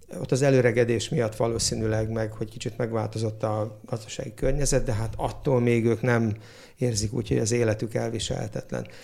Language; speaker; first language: Hungarian; native; Hungarian